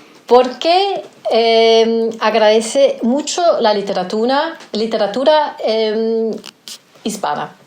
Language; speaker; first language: Spanish; non-native, fluent; German